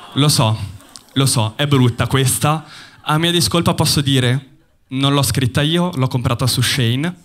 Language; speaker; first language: Italian; native; Italian